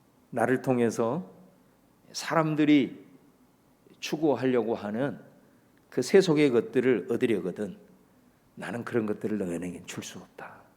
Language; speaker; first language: Korean; native; Korean